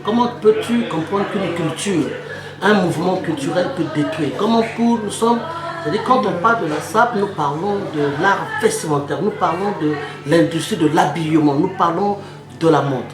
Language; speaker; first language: French; non-native, local second language; Lingala